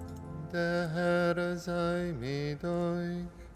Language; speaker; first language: German; non-native, fluent; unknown